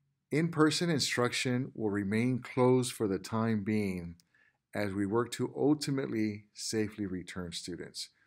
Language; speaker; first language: English; early bilingual, other home language; Spanish